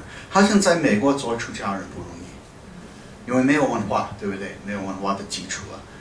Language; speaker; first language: Chinese; non-native, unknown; English